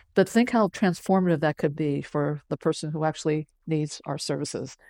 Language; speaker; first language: English; early bilingual, other home language; Cantonese